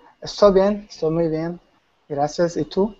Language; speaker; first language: Spanish; non-native, learner; Portuguese